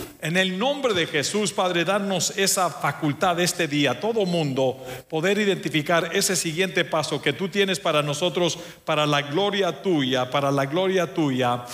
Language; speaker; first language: Spanish; early bilingual, heritage; Spanish